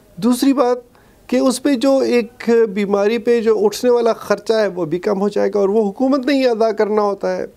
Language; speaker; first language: Urdu; non-native, local second language; Pashto